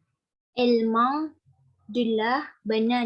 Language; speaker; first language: French; non-native, learner; Indonesian